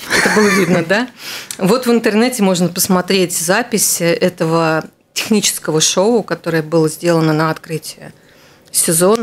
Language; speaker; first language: Russian; native; Russian